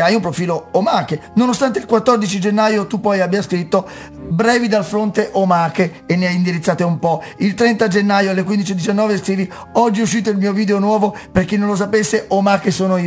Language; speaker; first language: Italian; native; Italian